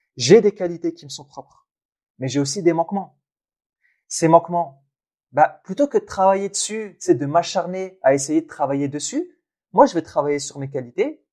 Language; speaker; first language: French; early bilingual, other home language; Arabic